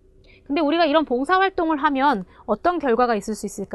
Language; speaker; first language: Korean; native; Korean